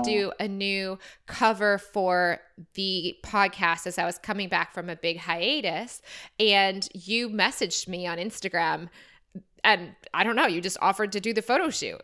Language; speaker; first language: English; native; English